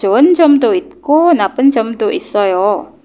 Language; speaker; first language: Korean; non-native, learner; Indonesian